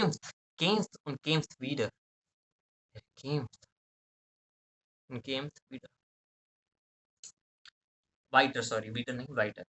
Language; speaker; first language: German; non-native, fluent; Hindi